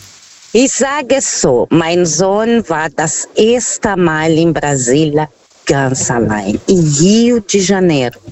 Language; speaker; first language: German; non-native, fluent; Portuguese